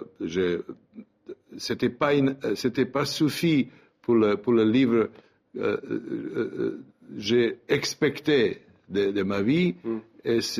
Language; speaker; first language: French; non-native, learner; Serbian